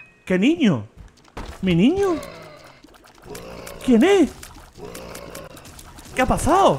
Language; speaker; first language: Spanish; native; Spanish